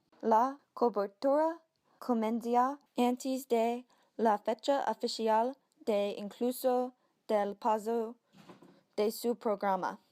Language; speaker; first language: Spanish; non-native, learner; English